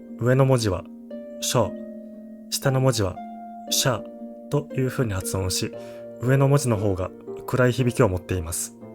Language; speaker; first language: Japanese; native; Japanese